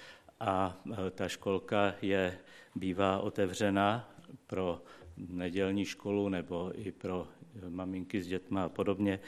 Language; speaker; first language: Czech; native; Czech